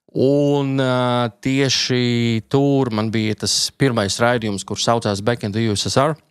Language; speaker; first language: Latvian; non-native, local second language; Russian